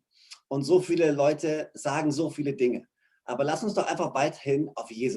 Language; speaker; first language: German; native; German